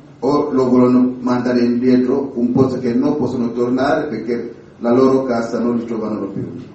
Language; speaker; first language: Italian; non-native, learner; Swahili